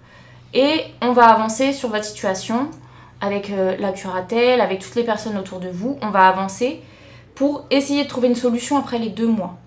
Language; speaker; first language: French; native; French